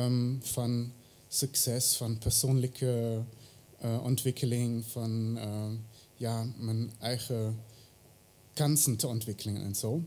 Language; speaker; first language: Dutch; non-native, fluent; German